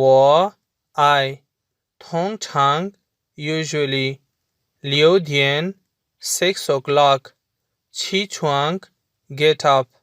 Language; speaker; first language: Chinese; non-native, fluent; Urdu